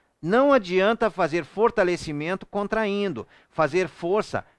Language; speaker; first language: Portuguese; native; Portuguese